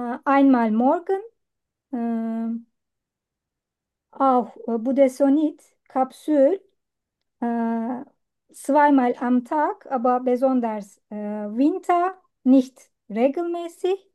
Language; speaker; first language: German; non-native, learner; Turkish